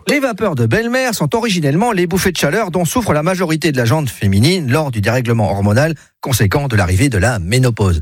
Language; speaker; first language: French; native; French